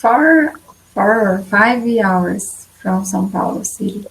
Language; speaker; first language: English; non-native, learner; Portuguese